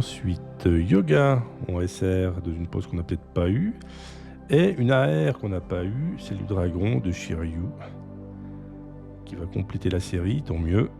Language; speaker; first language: French; native; French